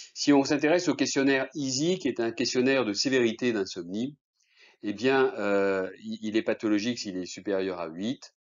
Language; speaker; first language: French; native; French